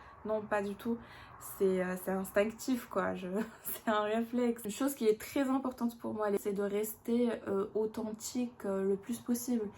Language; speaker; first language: French; non-native, local second language; Arabic